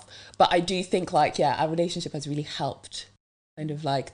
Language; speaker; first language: English; early bilingual, other home language; French